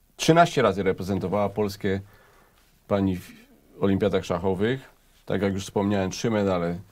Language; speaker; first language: Polish; native; Polish